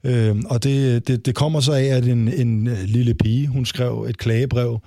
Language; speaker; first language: Danish; native; Danish